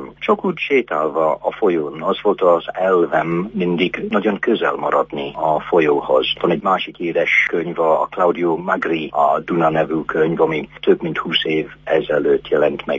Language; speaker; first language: Hungarian; non-native, fluent; English